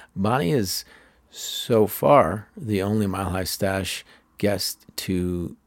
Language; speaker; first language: English; native; English